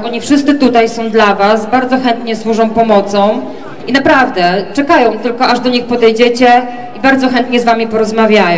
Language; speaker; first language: Polish; native; Polish